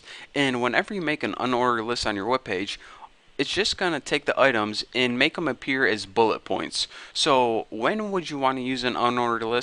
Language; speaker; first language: English; native; English